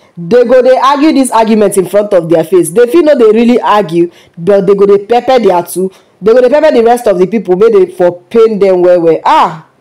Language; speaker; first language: Nigerian Pidgin; non-native, local second language; Yoruba